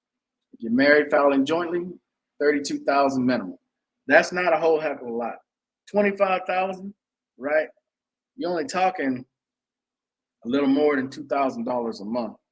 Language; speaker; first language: English; native; English